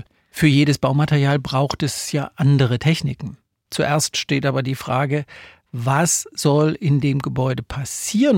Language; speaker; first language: German; native; German